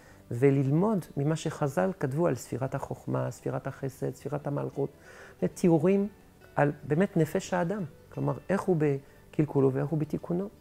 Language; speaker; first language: Hebrew; non-native, fluent; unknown